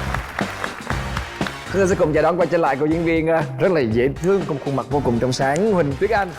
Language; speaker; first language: Vietnamese; native; Vietnamese